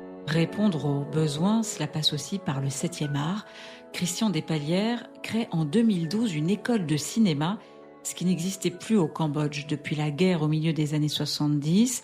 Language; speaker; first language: French; native; French